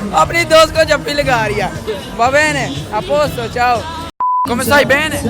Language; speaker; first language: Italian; non-native, learner; Urdu